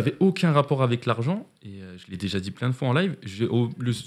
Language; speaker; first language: French; native; French